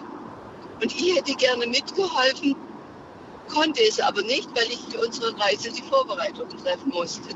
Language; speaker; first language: German; native; German